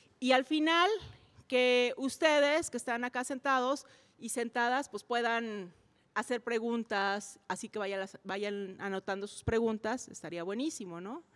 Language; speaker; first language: Spanish; native; Spanish